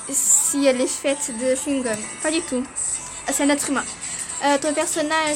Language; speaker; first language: French; early bilingual, other home language; Portuguese